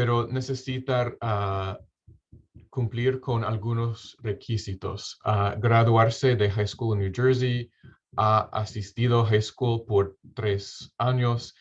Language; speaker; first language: Spanish; non-native, fluent; English